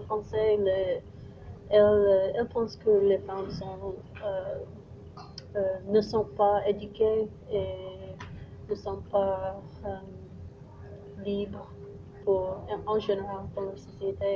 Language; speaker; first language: French; non-native, learner; English